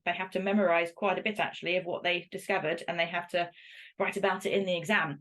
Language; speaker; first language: English; native; English